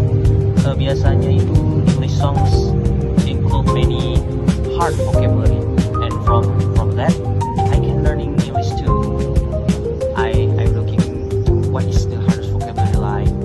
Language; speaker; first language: English; non-native, fluent; Indonesian